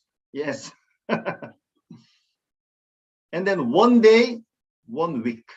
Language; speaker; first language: English; non-native, fluent; Korean